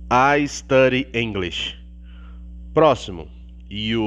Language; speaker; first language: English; non-native, learner; Portuguese